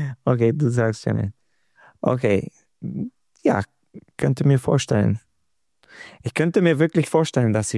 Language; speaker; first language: German; non-native, learner; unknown